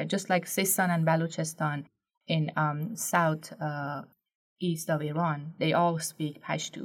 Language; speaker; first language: English; non-native, fluent; Persian